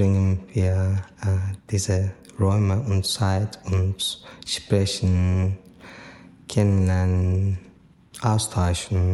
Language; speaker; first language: German; non-native, learner; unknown